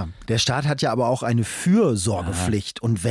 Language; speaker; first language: German; native; German